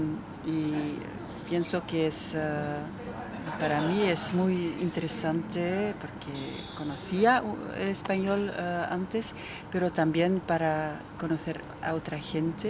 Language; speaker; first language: Spanish; non-native, fluent; Dutch